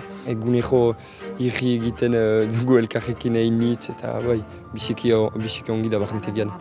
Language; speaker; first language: Basque; non-native, local second language; French